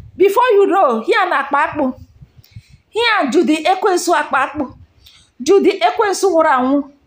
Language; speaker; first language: Nigerian Pidgin; non-native, local second language; Igbo